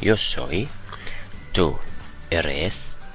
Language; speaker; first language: Spanish; non-native, fluent; Arabic